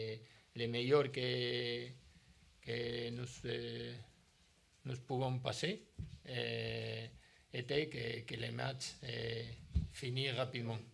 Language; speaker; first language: French; non-native, learner; Spanish